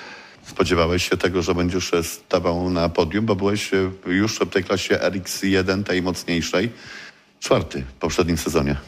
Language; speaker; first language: Polish; native; Polish